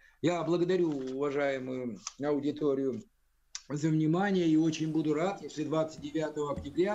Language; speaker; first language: Russian; native; Russian